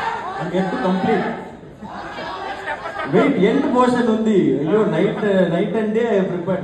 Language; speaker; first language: Telugu; non-native, learner; Tamil